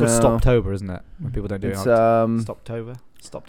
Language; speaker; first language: English; native; English